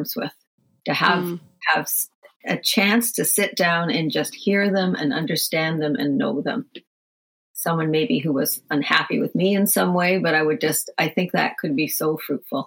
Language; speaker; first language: English; native; English